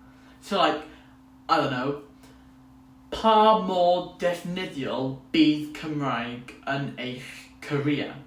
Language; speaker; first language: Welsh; non-native, learner; English